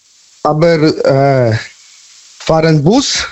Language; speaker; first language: German; non-native, learner; Polish